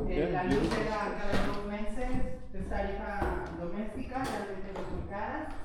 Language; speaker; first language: Spanish; native; Spanish